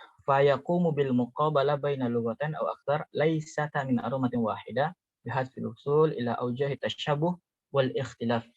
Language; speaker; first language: Arabic; non-native, learner; Indonesian